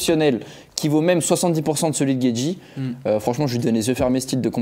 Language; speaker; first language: French; native; French